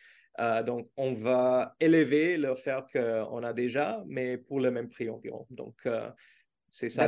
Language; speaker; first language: French; non-native, learner; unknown